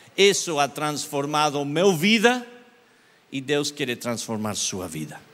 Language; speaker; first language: Portuguese; non-native, learner; English